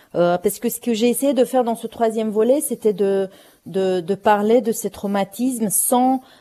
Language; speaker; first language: French; non-native, fluent; Romanian